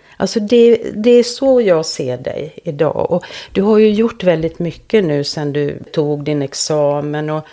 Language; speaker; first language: Swedish; native; Swedish